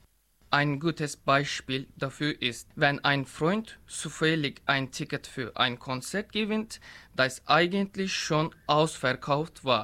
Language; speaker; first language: German; non-native, learner; Turkish